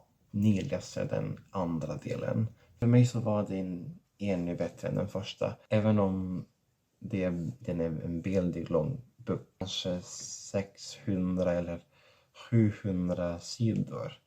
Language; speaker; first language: Swedish; non-native, fluent; Catalan